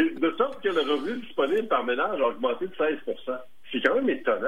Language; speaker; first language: French; native; French